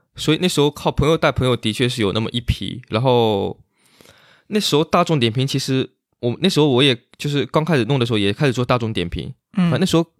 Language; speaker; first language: Chinese; native; Chinese